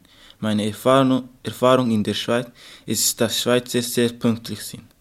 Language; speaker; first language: German; non-native, learner; Kinyarwanda